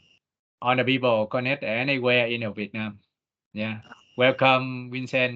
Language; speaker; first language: English; non-native, learner; Vietnamese